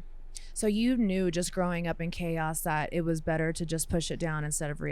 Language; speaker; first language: English; native; English